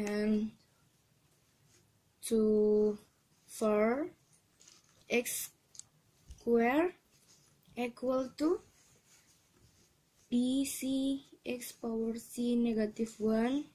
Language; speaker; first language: English; non-native, learner; Indonesian